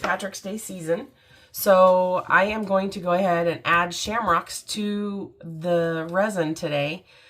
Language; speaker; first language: English; native; English